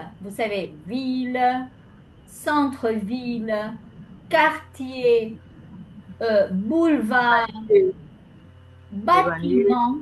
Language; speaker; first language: French; non-native, fluent; Spanish